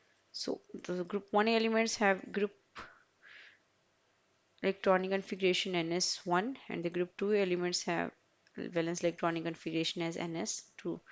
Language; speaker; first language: English; non-native, local second language; Urdu